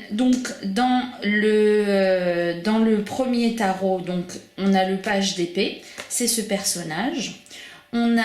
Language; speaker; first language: French; native; French